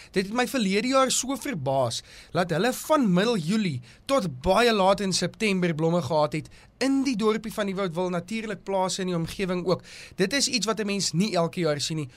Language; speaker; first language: Afrikaans; native; Afrikaans